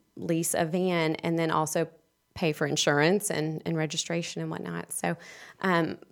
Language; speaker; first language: English; native; English